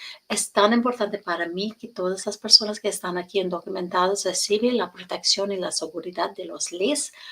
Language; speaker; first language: Spanish; non-native, learner; English